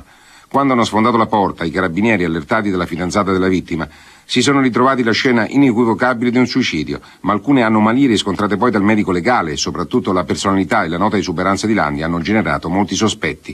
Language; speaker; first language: Italian; native; Italian